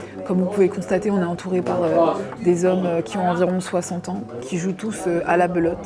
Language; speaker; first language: French; native; French